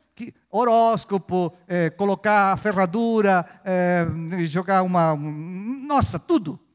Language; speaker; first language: Portuguese; non-native, fluent; Spanish